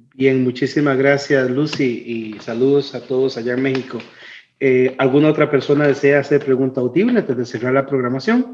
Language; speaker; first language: Spanish; native; Spanish